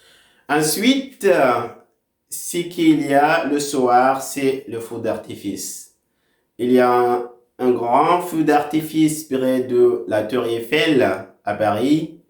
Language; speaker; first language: French; non-native, fluent; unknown